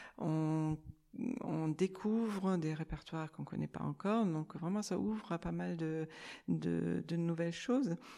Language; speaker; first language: French; non-native, fluent; German